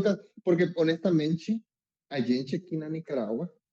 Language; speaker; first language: Portuguese; non-native, learner; Spanish